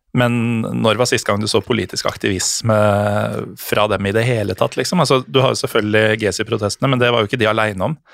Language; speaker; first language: Norwegian; native; Norwegian